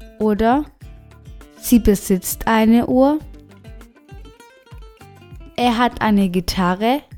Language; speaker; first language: German; non-native, fluent; Spanish